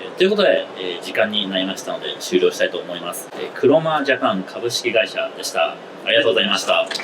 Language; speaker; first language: Japanese; native; Japanese